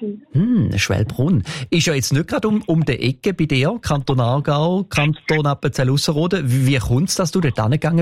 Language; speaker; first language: German; native; German